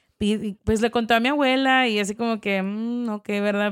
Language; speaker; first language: Spanish; native; Spanish